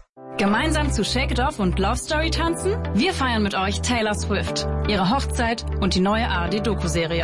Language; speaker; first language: German; native; German